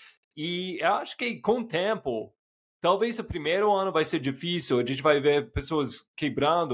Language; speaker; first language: Portuguese; non-native, fluent; English